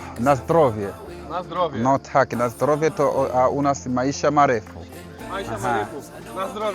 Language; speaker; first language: Polish; non-native, fluent; Swahili